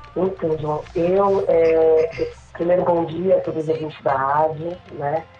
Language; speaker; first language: Portuguese; native; Portuguese